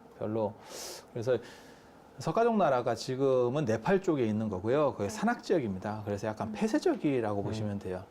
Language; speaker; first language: Korean; native; Korean